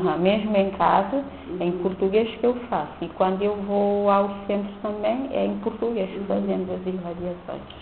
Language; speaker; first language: Portuguese; non-native, local second language; Kabuverdianu